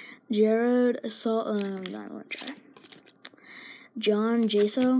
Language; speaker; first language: English; native; English